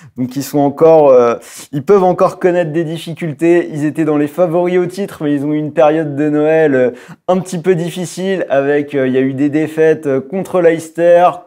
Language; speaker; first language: French; native; French